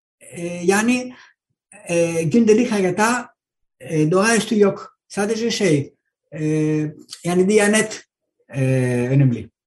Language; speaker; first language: Turkish; non-native, fluent; Greek